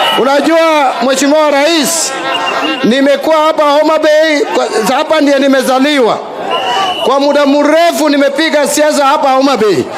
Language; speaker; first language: Swahili; non-native, local second language; Luo (Kenya and Tanzania)